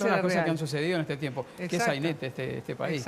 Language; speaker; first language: Spanish; native; Spanish